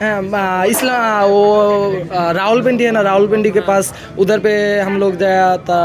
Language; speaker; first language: Hindi; non-native, learner; Bangla